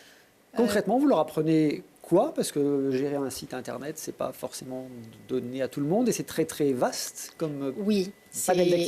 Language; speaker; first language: French; native; French